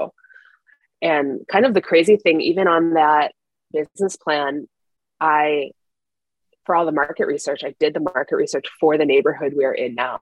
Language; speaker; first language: English; native; English